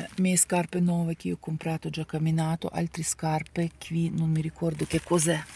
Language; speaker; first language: Italian; non-native, learner; Ukrainian